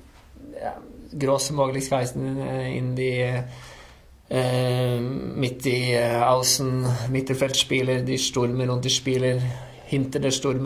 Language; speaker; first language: German; non-native, learner; Norwegian